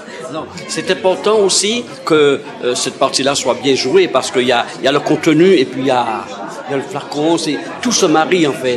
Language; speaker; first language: French; native; French